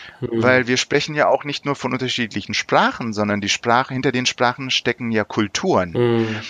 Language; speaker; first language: German; early bilingual, other home language; Turkish